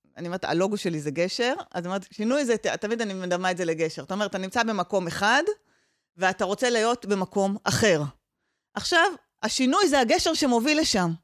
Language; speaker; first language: Hebrew; native; Hebrew